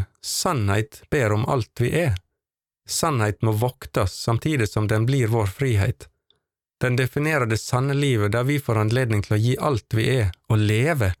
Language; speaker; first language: Norwegian; native; Norwegian